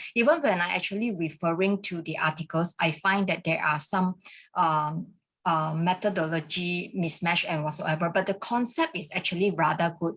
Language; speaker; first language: English; non-native, local second language; Malay